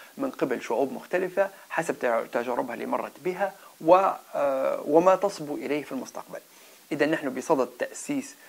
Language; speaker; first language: Arabic; non-native, local second language; Berber languages